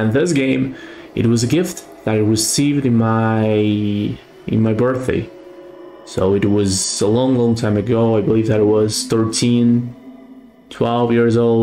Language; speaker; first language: English; non-native, fluent; Portuguese